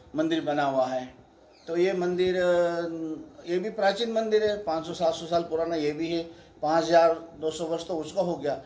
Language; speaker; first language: Hindi; non-native, local second language; Gujarati